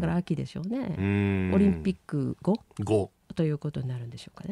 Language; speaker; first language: Japanese; native; Japanese